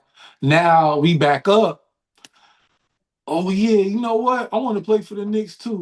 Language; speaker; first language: English; native; English